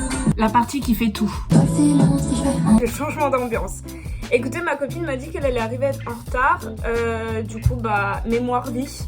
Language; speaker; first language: French; native; French